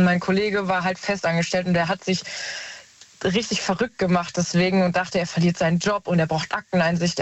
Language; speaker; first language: German; native; German